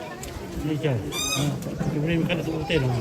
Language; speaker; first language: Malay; non-native, local second language; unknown